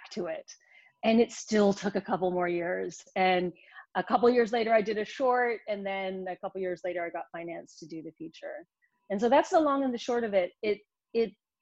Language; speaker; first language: English; native; English